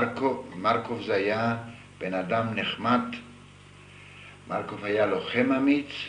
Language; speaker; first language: Hebrew; non-native, fluent; Yiddish